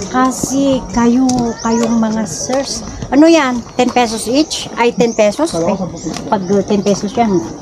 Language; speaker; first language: Filipino; non-native, local second language; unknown